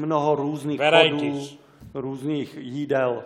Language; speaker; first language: Czech; native; Czech